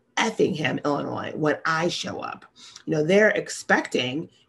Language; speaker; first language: English; native; English